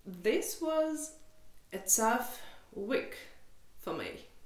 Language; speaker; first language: English; non-native, fluent; Russian